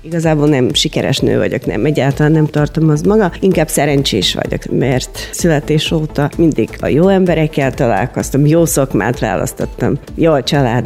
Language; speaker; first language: Hungarian; non-native, fluent; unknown